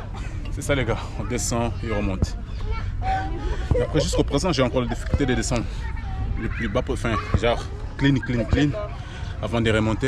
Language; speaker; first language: French; native; French